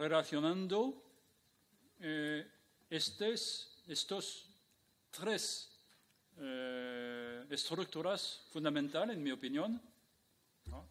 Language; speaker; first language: Spanish; non-native, fluent; French